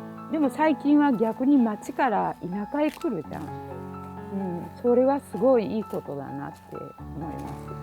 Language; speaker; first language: Japanese; native; Japanese